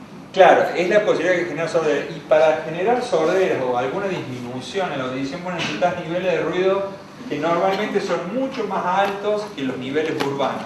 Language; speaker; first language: Spanish; native; Spanish